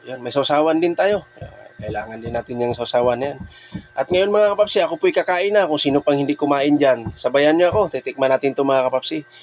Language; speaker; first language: Filipino; non-native, local second language; Cebuano